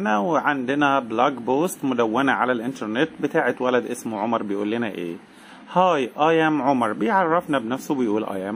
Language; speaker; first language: Arabic; native; Arabic